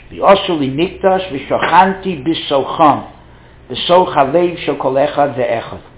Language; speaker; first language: Hebrew; non-native, fluent; English